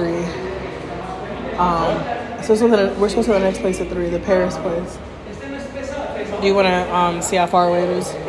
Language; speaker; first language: English; native; English